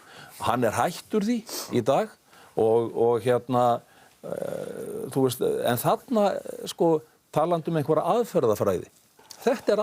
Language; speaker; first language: Icelandic; native; Icelandic